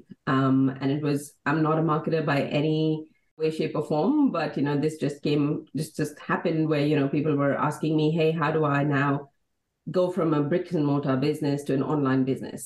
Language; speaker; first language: English; non-native, local second language; Hindi